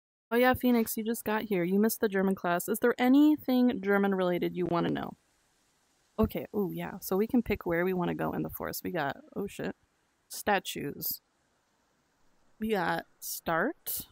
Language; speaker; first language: English; native; English